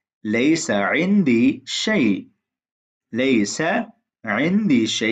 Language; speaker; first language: Arabic; non-native, fluent; Urdu